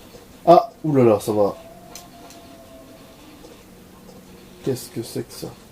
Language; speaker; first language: French; native; French